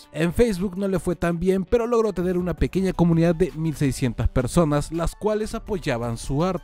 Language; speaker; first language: Spanish; native; Spanish